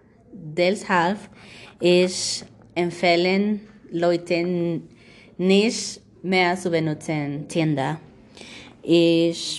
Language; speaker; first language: German; non-native, learner; Spanish